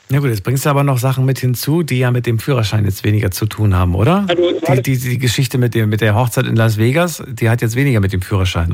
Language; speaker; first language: German; native; German